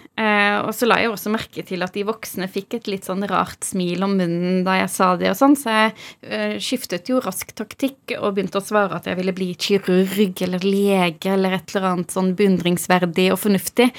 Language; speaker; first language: Norwegian; native; Norwegian